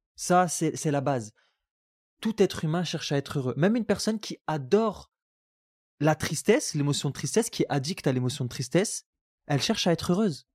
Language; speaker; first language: French; non-native, local second language; Arabic